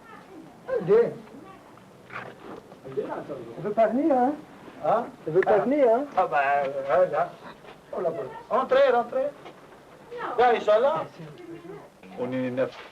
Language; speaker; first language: French; native; French